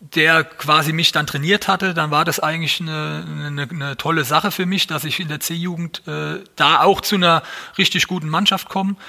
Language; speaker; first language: German; native; German